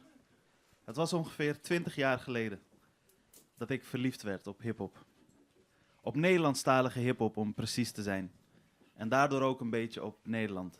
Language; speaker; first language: Dutch; early bilingual, other home language; Persian